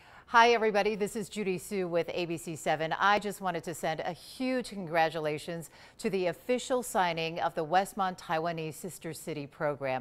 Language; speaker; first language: English; early bilingual, other home language; Chinese